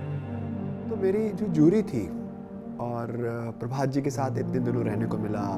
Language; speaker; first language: Hindi; native; Hindi